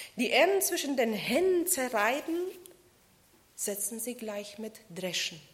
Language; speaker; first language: German; non-native, fluent; Polish